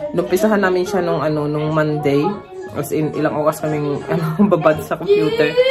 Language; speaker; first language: Filipino; non-native, local second language; Cebuano